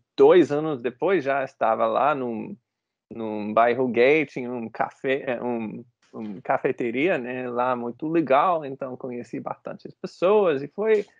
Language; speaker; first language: Portuguese; non-native, fluent; English